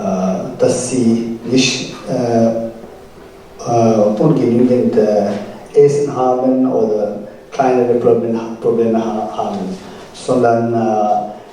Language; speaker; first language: German; non-native, fluent; Tibetan